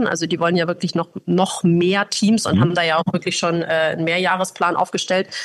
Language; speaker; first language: German; native; German